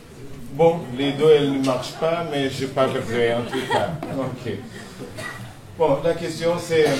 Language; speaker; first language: French; non-native, fluent; Portuguese